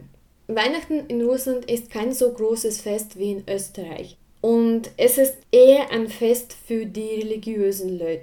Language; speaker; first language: German; non-native, fluent; Russian